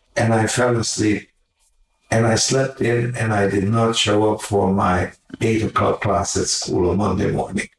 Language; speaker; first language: English; non-native, fluent; Hungarian